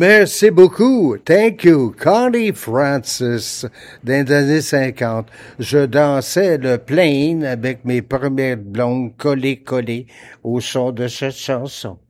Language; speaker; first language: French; native; French